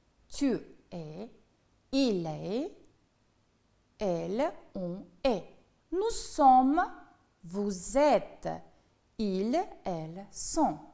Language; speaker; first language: French; non-native, fluent; Uzbek